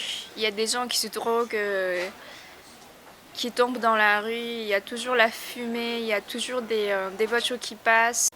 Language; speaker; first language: French; non-native, fluent; Korean